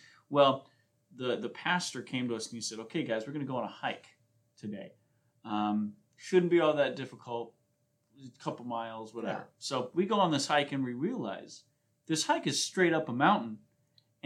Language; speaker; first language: English; native; English